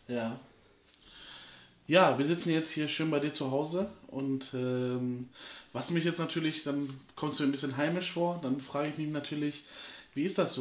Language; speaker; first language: German; native; German